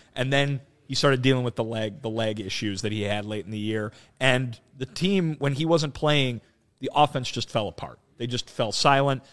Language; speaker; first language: English; native; English